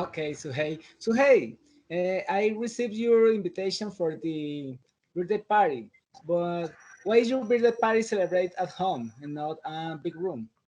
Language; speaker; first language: English; non-native, learner; Spanish